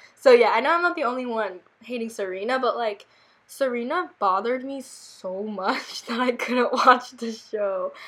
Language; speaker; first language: English; early bilingual, other home language; Korean